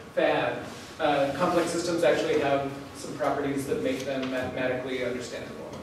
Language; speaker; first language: English; native; English